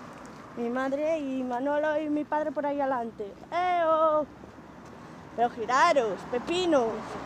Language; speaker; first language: Spanish; native; Spanish